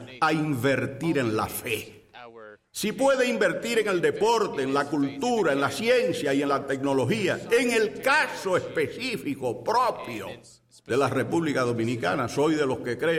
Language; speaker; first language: Spanish; native; Spanish